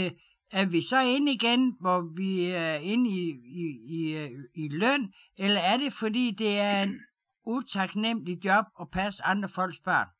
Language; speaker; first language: Danish; native; Danish